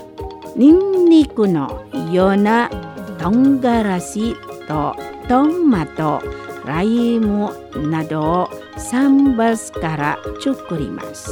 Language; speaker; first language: Japanese; non-native, learner; Indonesian